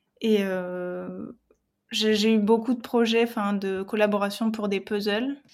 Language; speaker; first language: French; native; French